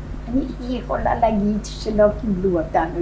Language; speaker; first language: Hebrew; non-native, fluent; Polish